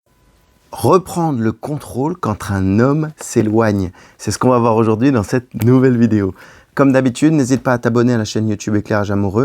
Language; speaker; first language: French; native; French